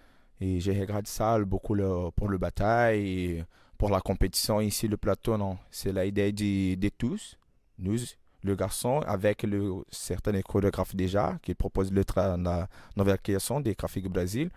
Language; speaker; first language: French; non-native, learner; Portuguese